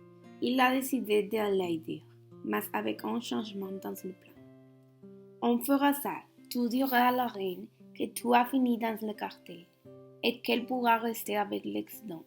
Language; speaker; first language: French; non-native, learner; Spanish